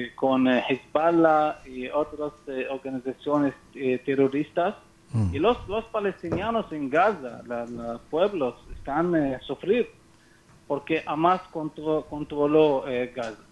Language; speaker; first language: Spanish; non-native, learner; Hebrew